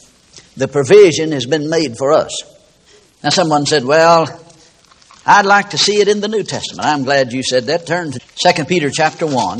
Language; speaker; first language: English; native; English